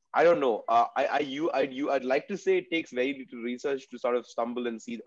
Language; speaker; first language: English; non-native, local second language; Tamil